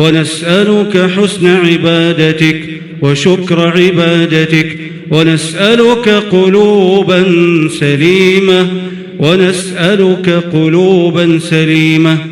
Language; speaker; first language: Arabic; native; Arabic